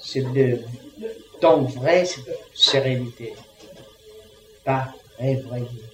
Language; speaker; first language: French; non-native, learner; Vietnamese